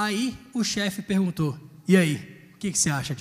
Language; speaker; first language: Portuguese; native; Portuguese